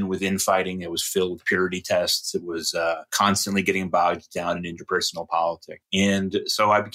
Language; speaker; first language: English; native; English